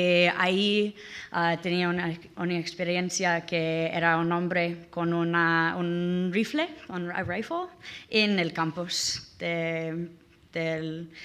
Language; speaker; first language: Spanish; non-native, learner; English